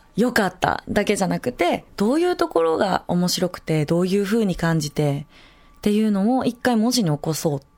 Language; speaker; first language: Japanese; native; Japanese